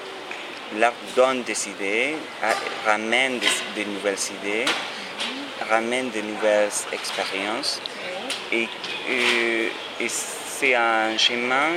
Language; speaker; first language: French; non-native, fluent; Spanish